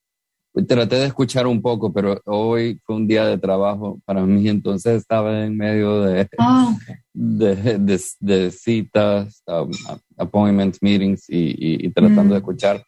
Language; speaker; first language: Spanish; native; Spanish